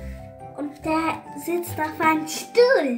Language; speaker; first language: German; early bilingual, other home language; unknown